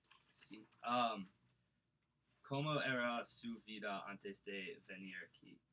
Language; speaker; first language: Spanish; non-native, learner; English